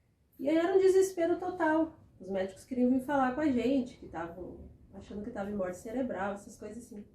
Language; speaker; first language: Portuguese; native; Portuguese